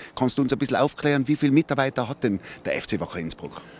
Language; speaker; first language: German; native; German